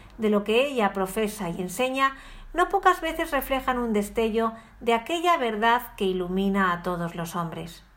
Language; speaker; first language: Spanish; native; Spanish